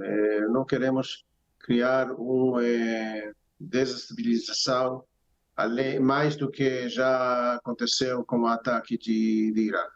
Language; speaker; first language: Portuguese; non-native, fluent; Hebrew